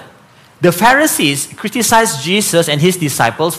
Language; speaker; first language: English; non-native, local second language; Malay